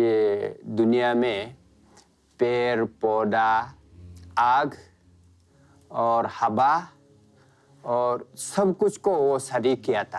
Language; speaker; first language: Hindi; non-native, local second language; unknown